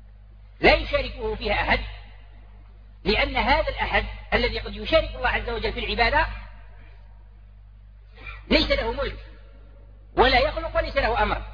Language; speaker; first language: Arabic; native; Arabic